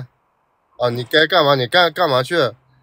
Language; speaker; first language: Chinese; native; Chinese